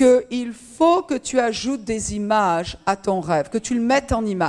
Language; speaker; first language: French; native; French